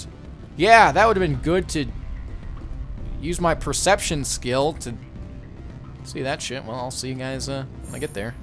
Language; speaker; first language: English; native; English